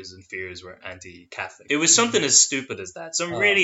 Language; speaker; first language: English; native; English